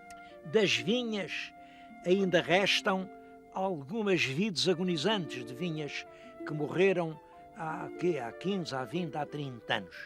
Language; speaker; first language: Portuguese; native; Portuguese